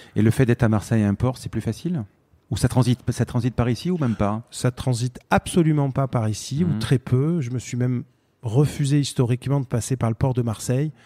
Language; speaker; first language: French; native; French